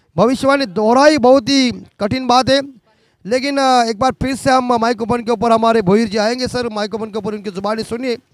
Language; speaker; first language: Hindi; non-native, local second language; Marathi